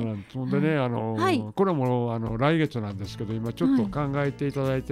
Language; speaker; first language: Japanese; native; Japanese